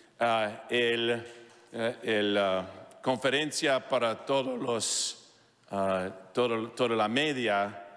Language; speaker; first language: Spanish; non-native, fluent; English